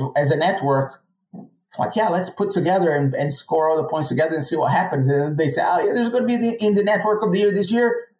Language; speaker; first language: English; non-native, fluent; Portuguese